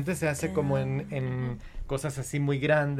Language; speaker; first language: Spanish; early bilingual, heritage; Spanish